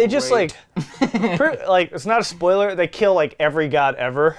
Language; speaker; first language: English; native; English